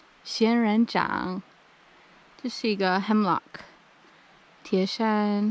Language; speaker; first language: Chinese; non-native, fluent; English